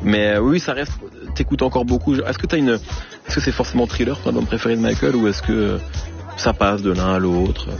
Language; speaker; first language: French; native; French